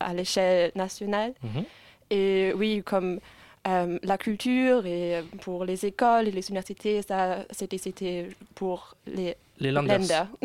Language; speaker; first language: French; non-native, fluent; German